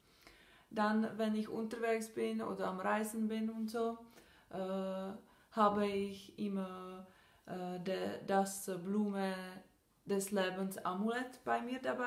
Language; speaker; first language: German; non-native, fluent; Czech